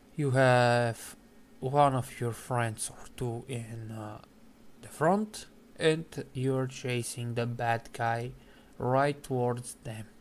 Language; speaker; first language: English; non-native, fluent; Bulgarian